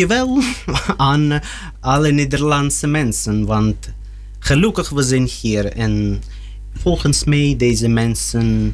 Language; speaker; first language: Dutch; non-native, learner; Russian